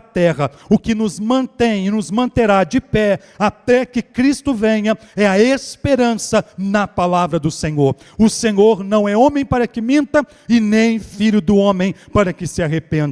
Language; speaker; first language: Portuguese; native; Portuguese